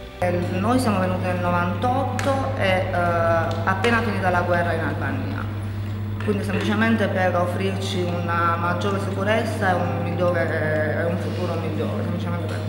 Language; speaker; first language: Italian; early bilingual, other home language; Albanian